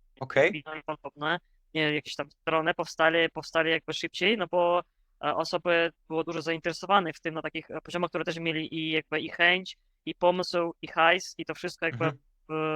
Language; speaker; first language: Polish; non-native, fluent; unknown